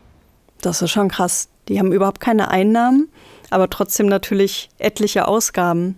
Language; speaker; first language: German; native; German